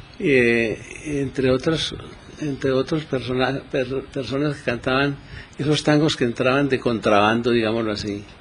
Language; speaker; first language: Spanish; native; Spanish